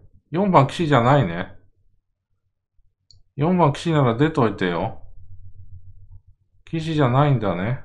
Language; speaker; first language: Japanese; native; Japanese